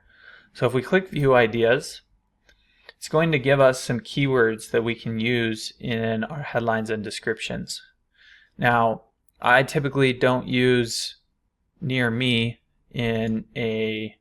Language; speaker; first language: English; native; English